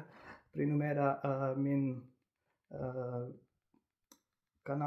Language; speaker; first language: Swedish; non-native, fluent; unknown